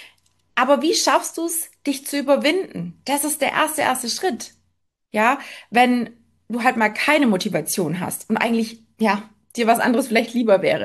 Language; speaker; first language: German; native; German